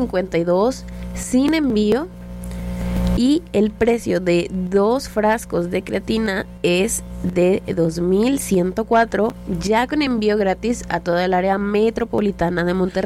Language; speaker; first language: Spanish; native; Spanish